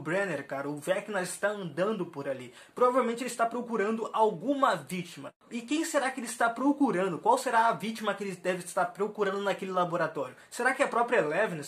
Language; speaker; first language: Portuguese; native; Portuguese